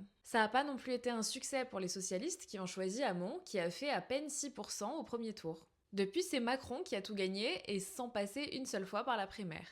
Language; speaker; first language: French; native; French